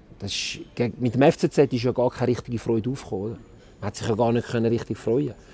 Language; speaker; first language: German; early bilingual, other home language; Italian